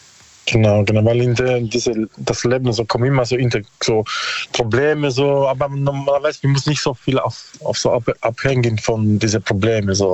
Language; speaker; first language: German; non-native, learner; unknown